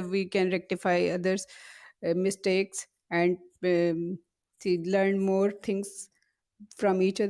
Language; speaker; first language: English; non-native, learner; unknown